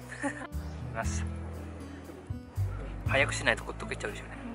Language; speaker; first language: Japanese; non-native, fluent; Indonesian